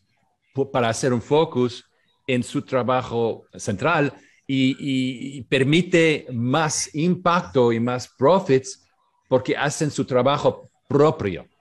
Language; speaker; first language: Spanish; non-native, learner; English